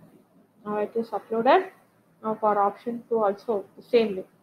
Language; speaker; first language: English; non-native, local second language; Tamil